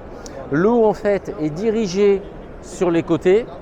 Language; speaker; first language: French; native; French